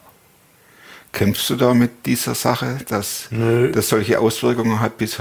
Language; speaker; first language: German; native; German